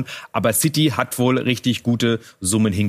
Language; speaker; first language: German; native; German